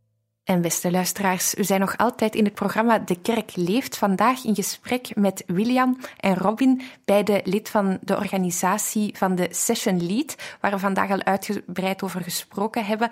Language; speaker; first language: Dutch; native; Dutch